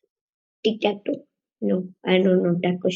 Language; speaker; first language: English; non-native, learner; Hindi